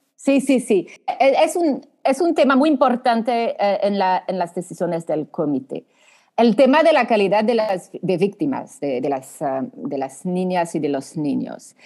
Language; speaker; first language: Spanish; non-native, fluent; French